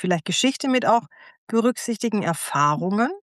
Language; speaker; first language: German; native; German